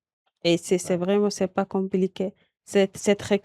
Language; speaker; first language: French; non-native, learner; Arabic